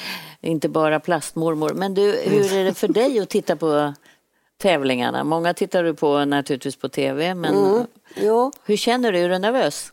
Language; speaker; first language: Swedish; native; Swedish